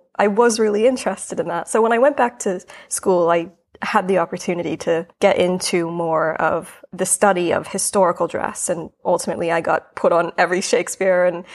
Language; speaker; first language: English; native; English